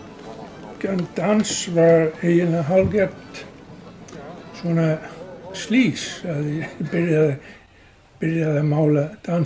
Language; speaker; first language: Icelandic; non-native, fluent; English